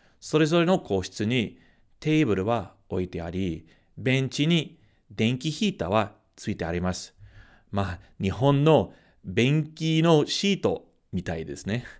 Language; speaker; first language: Japanese; non-native, fluent; English